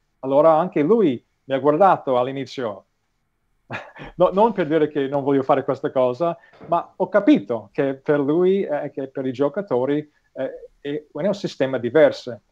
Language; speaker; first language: Italian; non-native, fluent; English